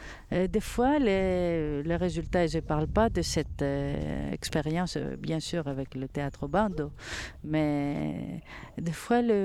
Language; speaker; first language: French; non-native, fluent; Greek